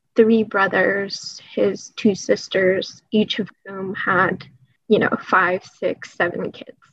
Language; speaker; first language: English; early bilingual, other home language; Persian